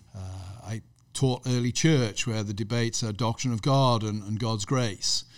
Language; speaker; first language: English; native; English